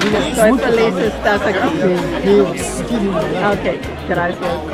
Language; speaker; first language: Spanish; non-native, learner; English